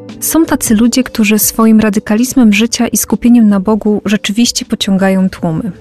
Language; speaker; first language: Polish; native; Polish